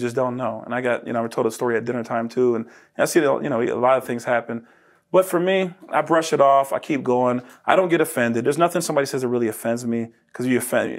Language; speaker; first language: English; native; English